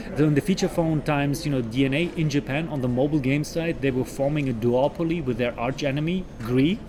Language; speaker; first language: English; non-native, fluent; German